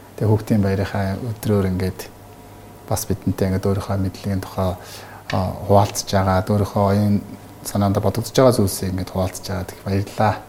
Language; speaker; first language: Mongolian; native; Mongolian